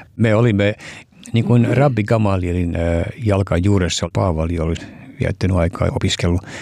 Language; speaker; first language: Finnish; early bilingual, heritage; Finnish